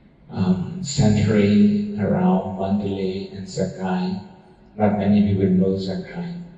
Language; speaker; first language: English; non-native, fluent; Burmese